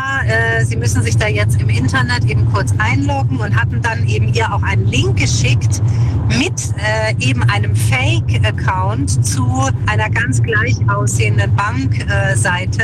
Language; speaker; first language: German; native; German